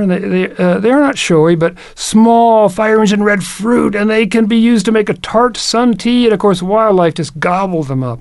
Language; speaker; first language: English; native; English